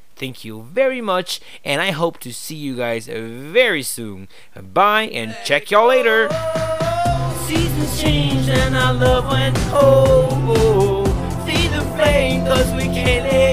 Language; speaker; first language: English; non-native, fluent; Portuguese